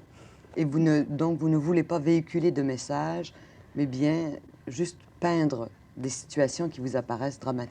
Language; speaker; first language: French; native; French